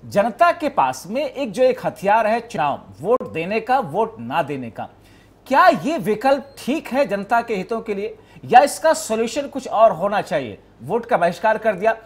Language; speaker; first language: Hindi; native; Hindi